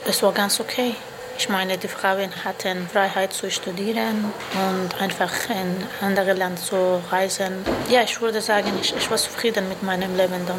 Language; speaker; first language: German; non-native, learner; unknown